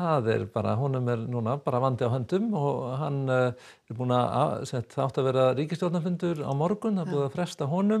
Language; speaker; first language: Icelandic; native; Icelandic